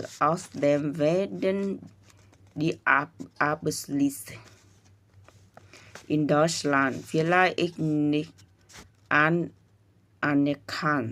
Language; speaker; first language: German; non-native, learner; Vietnamese